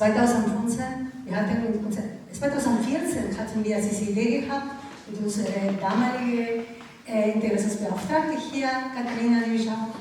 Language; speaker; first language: German; non-native, learner; Ukrainian